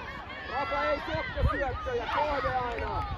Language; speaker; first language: Finnish; native; Finnish